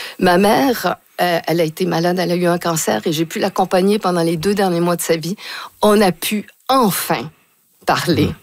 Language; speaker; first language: French; native; French